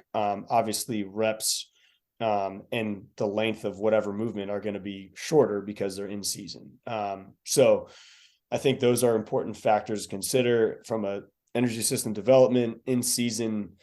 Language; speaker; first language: English; native; English